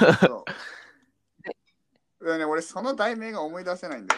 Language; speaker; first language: Japanese; native; Japanese